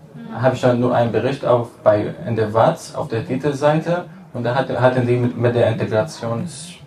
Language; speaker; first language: German; non-native, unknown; Arabic